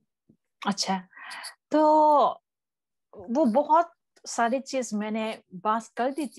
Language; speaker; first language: Hindi; non-native, learner; Japanese